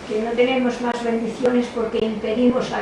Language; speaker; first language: Spanish; native; Spanish